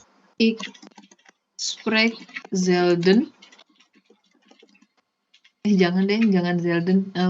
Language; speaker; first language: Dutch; non-native, learner; Indonesian